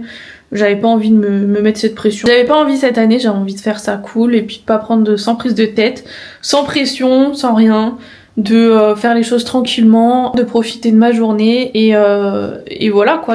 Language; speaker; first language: French; native; French